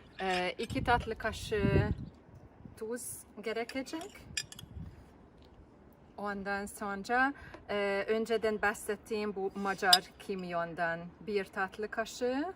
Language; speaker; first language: Turkish; non-native, fluent; Hungarian